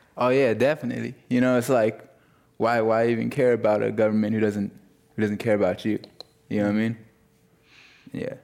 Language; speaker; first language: English; native; English